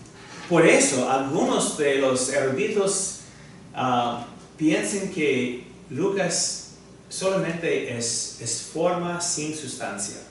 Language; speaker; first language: Spanish; non-native, fluent; English